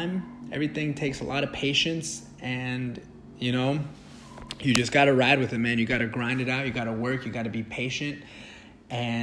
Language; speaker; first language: English; early bilingual, other home language; Spanish